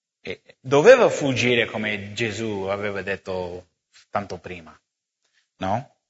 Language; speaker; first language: Italian; non-native, fluent; English